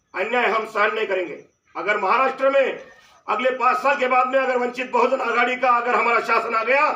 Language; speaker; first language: Hindi; non-native, local second language; Marathi